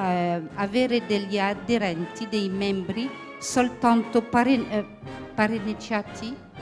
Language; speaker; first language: Italian; early bilingual, heritage; French